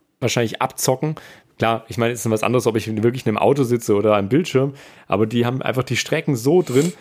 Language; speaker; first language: German; native; German